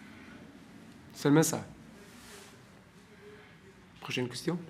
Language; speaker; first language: French; non-native, learner; Portuguese